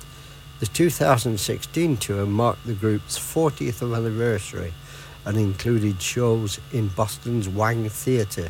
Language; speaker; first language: English; native; English